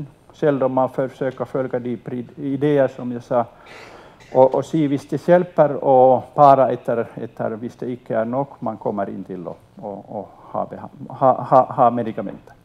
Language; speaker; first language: Swedish; non-native, local second language; Finnish